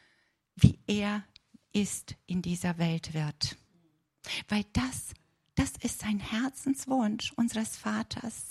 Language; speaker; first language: German; non-native, fluent; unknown